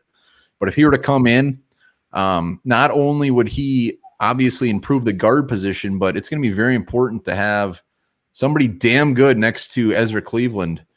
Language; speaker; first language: English; native; English